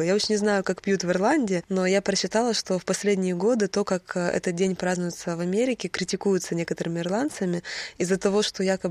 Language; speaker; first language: Russian; native; Russian